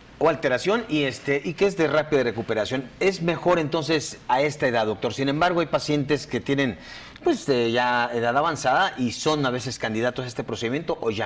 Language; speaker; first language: Spanish; native; Spanish